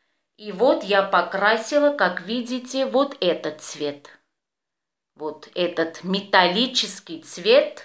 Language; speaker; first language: Russian; non-native, fluent; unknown